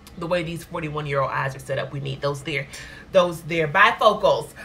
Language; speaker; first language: English; native; English